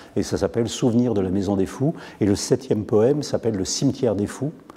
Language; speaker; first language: French; native; French